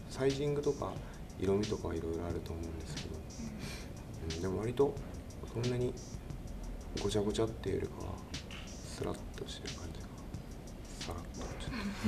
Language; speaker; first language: Japanese; native; Japanese